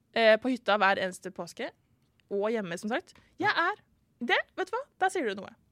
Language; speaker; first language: Norwegian; native; Norwegian